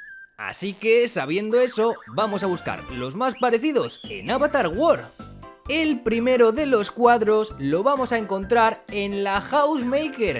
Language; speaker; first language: Spanish; native; Spanish